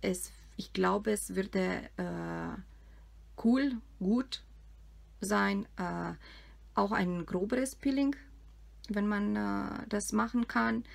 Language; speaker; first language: German; non-native, fluent; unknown